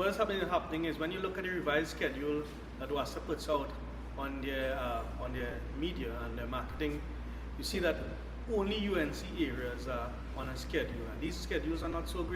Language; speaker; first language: English; native; English